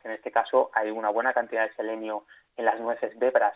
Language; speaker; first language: Spanish; native; Spanish